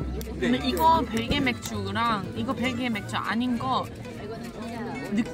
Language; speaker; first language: Korean; non-native, fluent; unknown